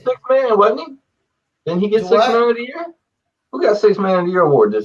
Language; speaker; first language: English; native; English